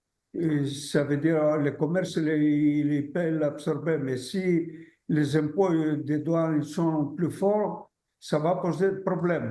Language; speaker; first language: French; non-native, fluent; Greek